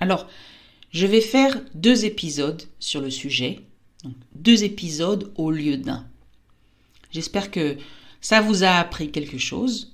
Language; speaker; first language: French; native; French